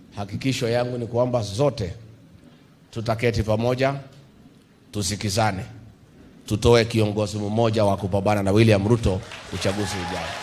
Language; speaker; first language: Swahili; non-native, local second language; Kikuyu